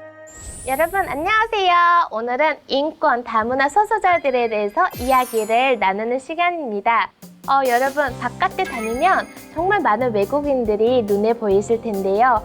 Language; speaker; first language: Korean; non-native, fluent; Mongolian